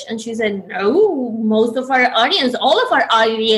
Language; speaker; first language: English; non-native, fluent; Spanish